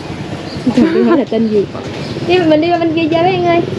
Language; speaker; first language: Vietnamese; native; Vietnamese